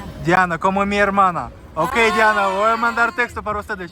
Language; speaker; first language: Spanish; non-native, learner; Russian